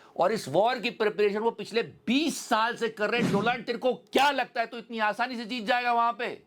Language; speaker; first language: Hindi; native; Hindi